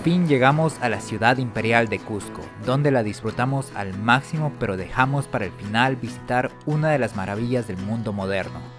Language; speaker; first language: Spanish; native; Spanish